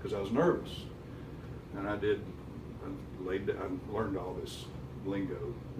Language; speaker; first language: English; native; English